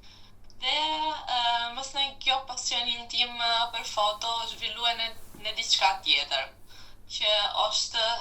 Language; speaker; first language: Albanian; non-native, fluent; Italian